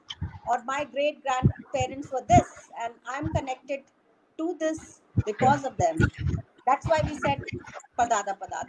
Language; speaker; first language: English; non-native, local second language; Hindi